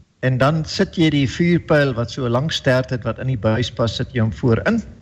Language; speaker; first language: Afrikaans; native; Afrikaans